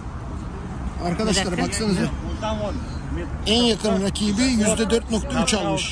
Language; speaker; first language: Turkish; native; Turkish